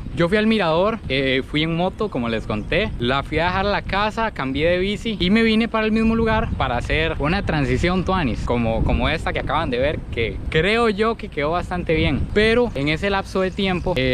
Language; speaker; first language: Spanish; native; Spanish